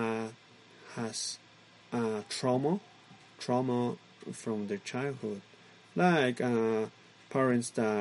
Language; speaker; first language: English; non-native, learner; Spanish